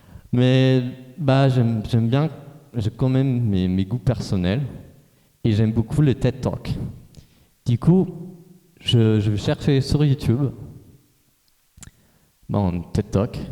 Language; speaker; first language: French; non-native, fluent; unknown